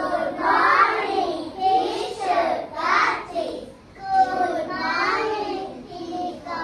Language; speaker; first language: English; non-native, learner; Thai